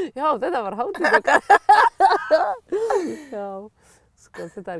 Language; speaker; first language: Icelandic; non-native, learner; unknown